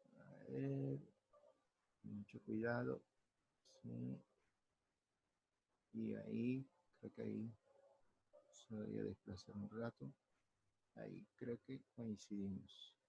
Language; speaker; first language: Spanish; native; Spanish